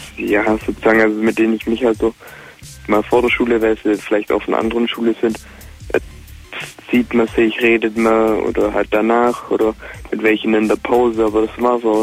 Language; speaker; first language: German; native; German